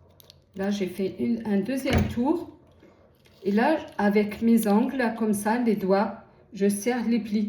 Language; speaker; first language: French; native; French